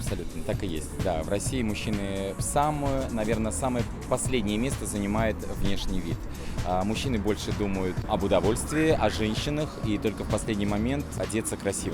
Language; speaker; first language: Russian; native; Russian